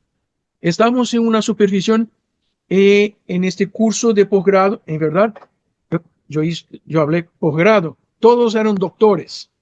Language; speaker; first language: Spanish; non-native, fluent; Portuguese